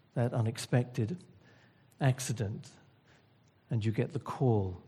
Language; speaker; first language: English; native; English